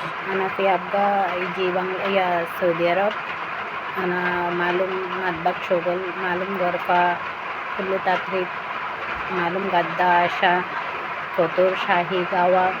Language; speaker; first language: Arabic; non-native, learner; Bangla